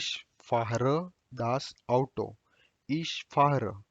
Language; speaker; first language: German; non-native, learner; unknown